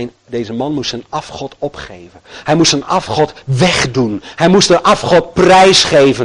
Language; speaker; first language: Dutch; native; Dutch